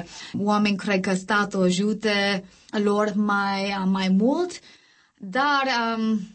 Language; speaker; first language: Romanian; non-native, learner; English